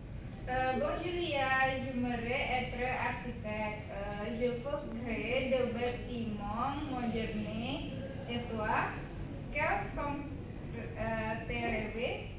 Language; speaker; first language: French; non-native, learner; Indonesian